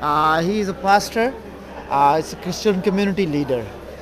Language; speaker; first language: English; non-native, local second language; Urdu